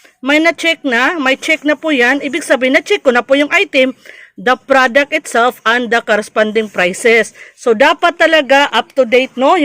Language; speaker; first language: Filipino; non-native, local second language; Cebuano